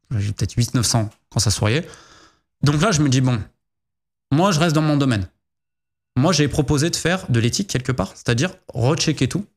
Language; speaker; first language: French; native; French